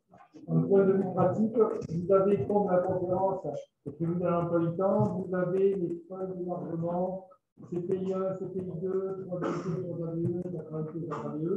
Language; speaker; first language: French; native; French